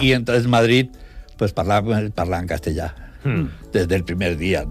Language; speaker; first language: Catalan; non-native, learner; Spanish